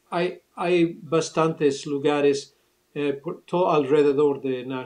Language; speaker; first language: Spanish; early bilingual, other home language; English